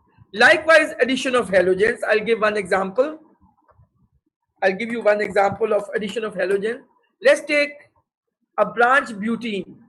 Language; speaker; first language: English; non-native, local second language; Urdu